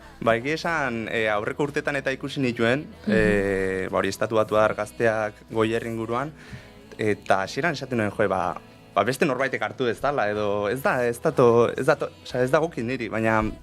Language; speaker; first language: Basque; native; Basque